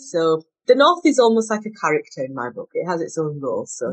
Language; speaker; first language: English; native; English